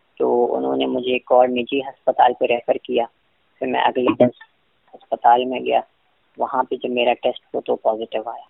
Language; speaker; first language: Urdu; native; Urdu